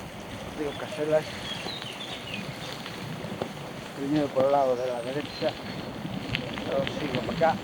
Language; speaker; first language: Spanish; non-native, local second language; Galician